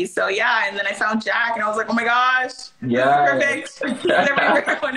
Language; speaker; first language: English; early bilingual, other home language; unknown